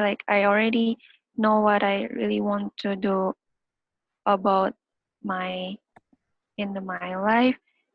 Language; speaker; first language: English; non-native, learner; Indonesian